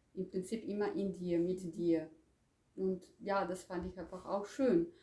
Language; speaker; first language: German; non-native, fluent; Croatian